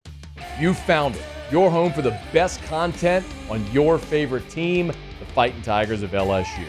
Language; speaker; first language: English; native; English